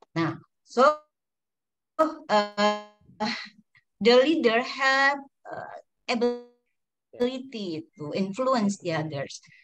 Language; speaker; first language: English; non-native, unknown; Indonesian